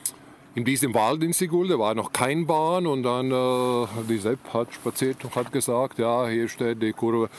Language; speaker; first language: German; non-native, learner; Latvian